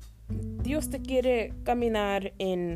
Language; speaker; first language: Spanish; non-native, learner; English